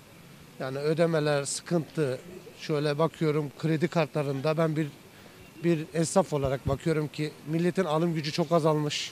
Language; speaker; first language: Turkish; native; Turkish